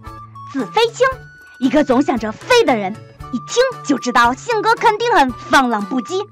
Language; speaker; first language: Chinese; native; Chinese